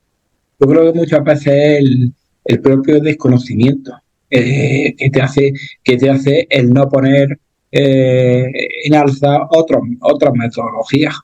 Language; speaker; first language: Spanish; native; Spanish